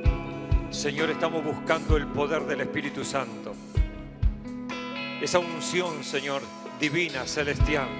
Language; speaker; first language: Spanish; native; Spanish